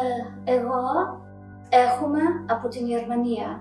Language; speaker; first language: Greek; early bilingual, heritage; German